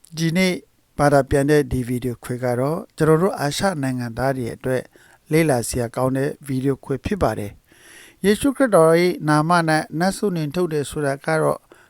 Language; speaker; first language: Burmese; non-native, local second language; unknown